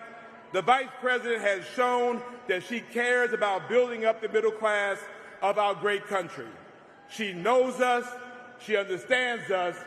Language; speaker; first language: English; native; English